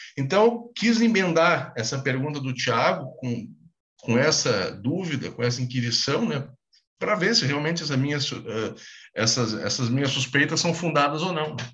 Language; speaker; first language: Portuguese; native; Portuguese